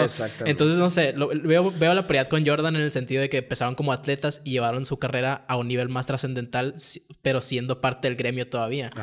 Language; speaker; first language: Spanish; native; Spanish